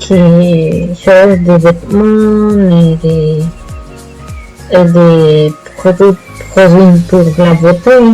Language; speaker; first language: French; non-native, learner; Spanish